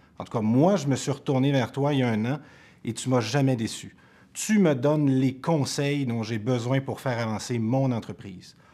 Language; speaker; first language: French; native; French